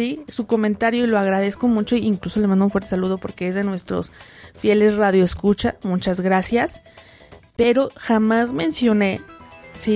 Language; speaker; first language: Spanish; native; Spanish